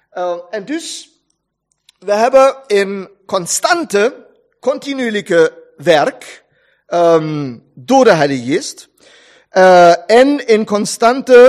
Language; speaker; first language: Dutch; non-native, fluent; German